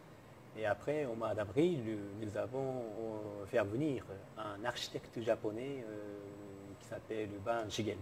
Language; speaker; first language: French; non-native, fluent; Japanese